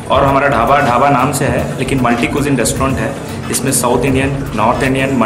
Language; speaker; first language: Hindi; native; Hindi